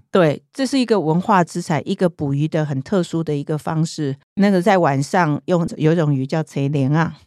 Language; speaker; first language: Chinese; native; Chinese